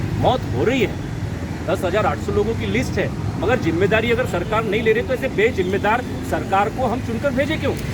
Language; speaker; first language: Hindi; native; Hindi